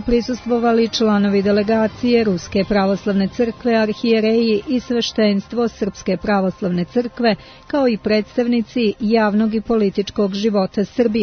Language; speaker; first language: Croatian; native; Croatian